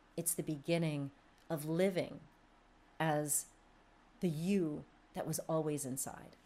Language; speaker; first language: English; native; English